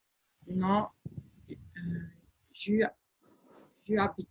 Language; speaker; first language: French; non-native, learner; Albanian